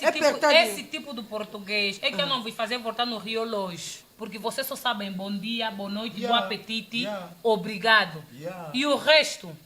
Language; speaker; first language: Portuguese; non-native, fluent; Lingala